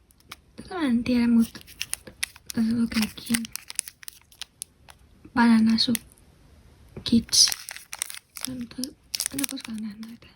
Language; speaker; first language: Finnish; non-native, learner; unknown